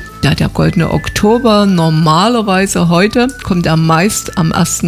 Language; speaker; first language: German; native; German